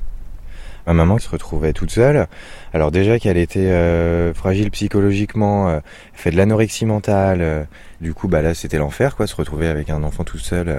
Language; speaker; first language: French; native; French